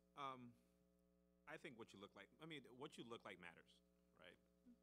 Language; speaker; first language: English; native; English